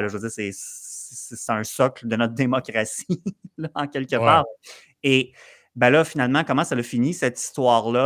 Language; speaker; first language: French; native; French